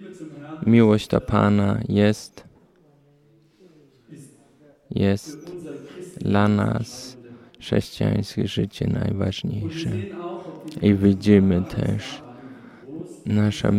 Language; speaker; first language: Polish; early bilingual, heritage; Polish